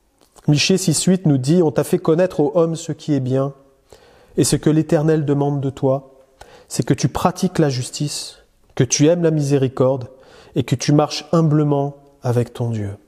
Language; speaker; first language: French; native; French